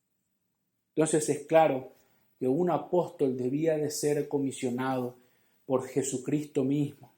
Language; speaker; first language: Spanish; native; Spanish